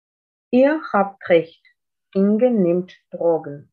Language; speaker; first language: German; non-native, fluent; Russian